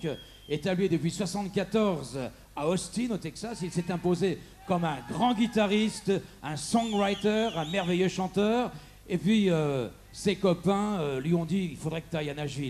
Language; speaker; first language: French; native; French